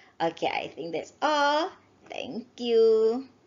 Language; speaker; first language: English; non-native, learner; Indonesian